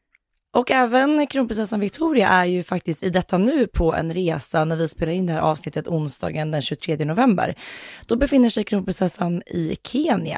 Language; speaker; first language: Swedish; native; Swedish